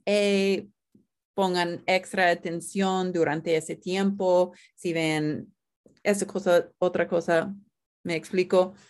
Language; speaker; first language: Spanish; non-native, fluent; English